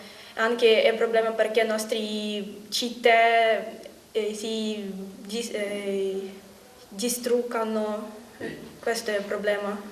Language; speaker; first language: Italian; non-native, learner; Ukrainian